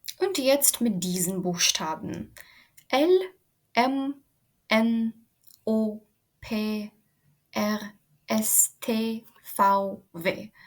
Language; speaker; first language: German; non-native, fluent; Ukrainian